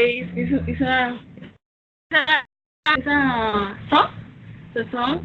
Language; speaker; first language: English; non-native, learner; Spanish